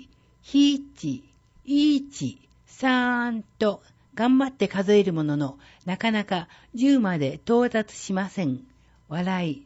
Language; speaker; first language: Japanese; native; Japanese